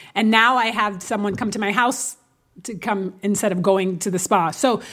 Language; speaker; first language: English; native; English